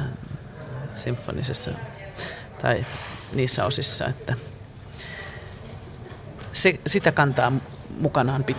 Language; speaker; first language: Finnish; native; Finnish